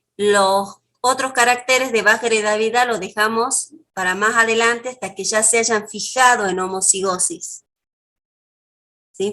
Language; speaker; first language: Spanish; native; Spanish